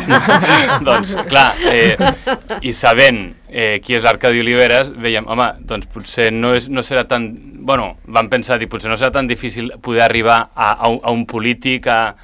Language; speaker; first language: Catalan; native; Catalan